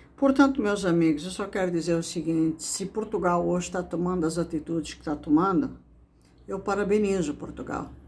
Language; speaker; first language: Portuguese; native; Portuguese